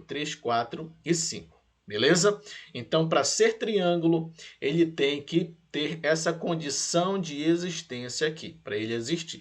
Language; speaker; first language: Portuguese; native; Portuguese